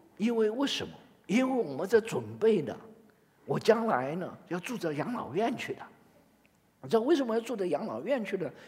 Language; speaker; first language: Chinese; native; Chinese